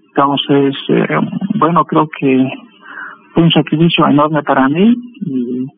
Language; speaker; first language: Spanish; native; Spanish